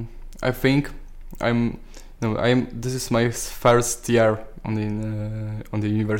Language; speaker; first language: English; non-native, learner; Polish